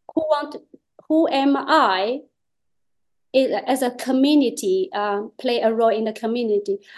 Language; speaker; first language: English; non-native, learner; Chinese